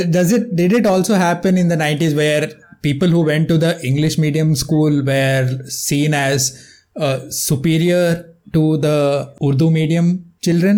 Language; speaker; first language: English; non-native, local second language; Kannada